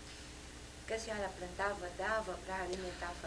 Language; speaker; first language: Portuguese; native; Portuguese